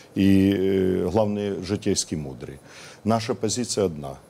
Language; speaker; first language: Russian; non-native, local second language; Ukrainian